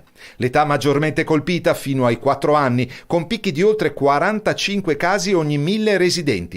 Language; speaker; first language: Italian; native; Italian